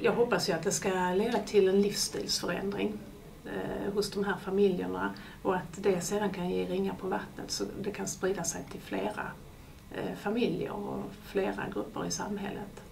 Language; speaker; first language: Swedish; native; Swedish